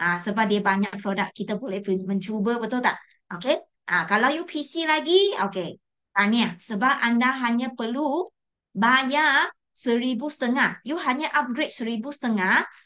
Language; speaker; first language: Malay; non-native, local second language; Chinese